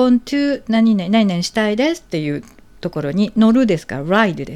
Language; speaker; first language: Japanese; native; Japanese